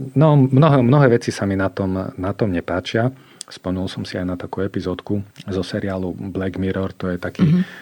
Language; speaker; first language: Slovak; native; Slovak